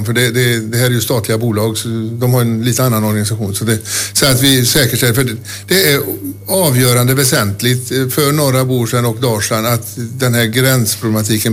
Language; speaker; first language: Swedish; native; Swedish